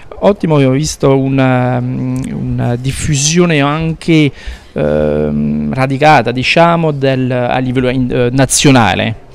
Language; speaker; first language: Italian; non-native, fluent; French